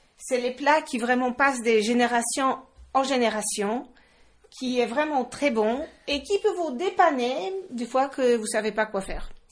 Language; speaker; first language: French; non-native, fluent; Polish